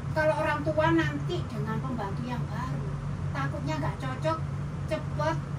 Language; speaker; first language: Indonesian; non-native, local second language; Javanese